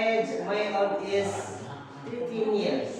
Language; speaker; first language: English; non-native, learner; Indonesian